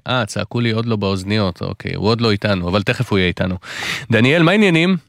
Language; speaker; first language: Hebrew; native; Hebrew